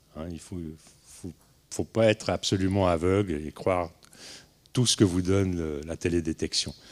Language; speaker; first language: French; native; French